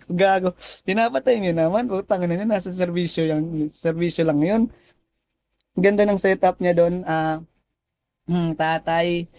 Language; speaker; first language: Filipino; non-native, local second language; Cebuano